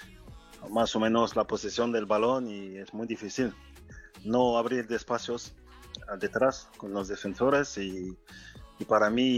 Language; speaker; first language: Spanish; non-native, fluent; French